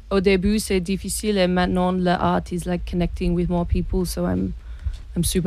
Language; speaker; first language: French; non-native, learner; English